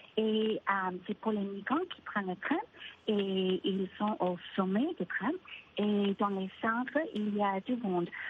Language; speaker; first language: French; non-native, fluent; Spanish